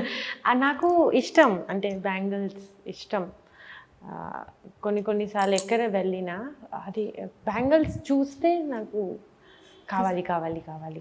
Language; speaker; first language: Telugu; non-native, fluent; Bangla